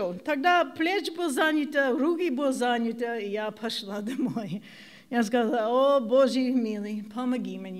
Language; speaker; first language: Russian; non-native, learner; English